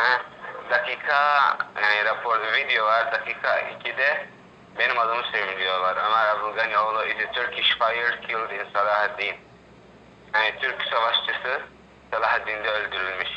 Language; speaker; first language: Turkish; early bilingual, heritage; Turkish